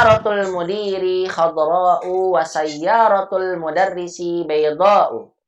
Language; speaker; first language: Arabic; non-native, fluent; Indonesian